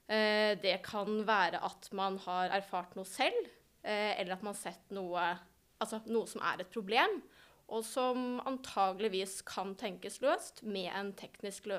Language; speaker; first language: Norwegian; native; Norwegian